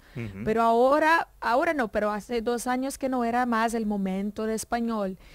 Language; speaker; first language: Spanish; non-native, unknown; Portuguese